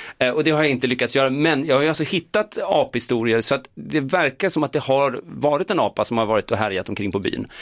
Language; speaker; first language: Swedish; native; Swedish